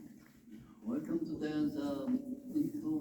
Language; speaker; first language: English; non-native, learner; Korean